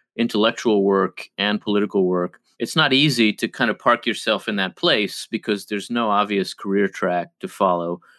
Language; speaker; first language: English; early bilingual, other home language; Hebrew